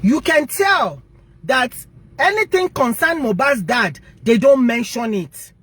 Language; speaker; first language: English; non-native, local second language; Yoruba